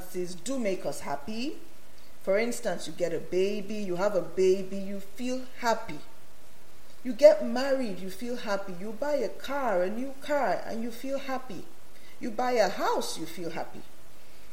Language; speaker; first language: English; non-native, local second language; Yoruba